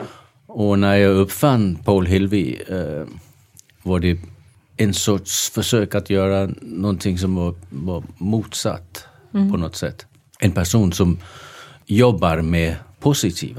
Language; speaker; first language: Swedish; non-native, fluent; Danish